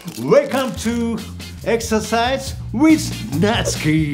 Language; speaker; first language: English; non-native, learner; Japanese